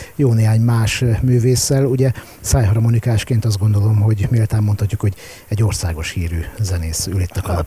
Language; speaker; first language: Hungarian; native; Hungarian